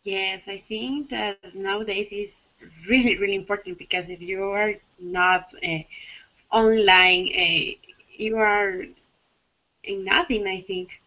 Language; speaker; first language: English; non-native, learner; Spanish